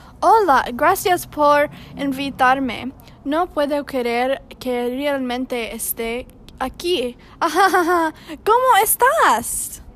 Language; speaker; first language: Spanish; non-native, learner; English